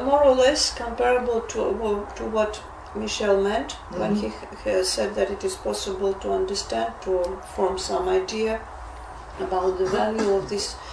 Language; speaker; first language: English; non-native, fluent; Russian